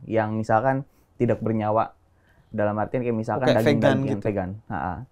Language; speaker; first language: Indonesian; native; Indonesian